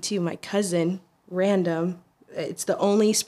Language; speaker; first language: English; native; English